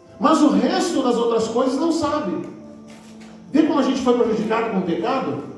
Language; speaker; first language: Portuguese; native; Portuguese